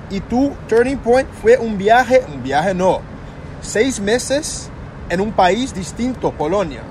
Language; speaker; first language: Spanish; non-native, fluent; Portuguese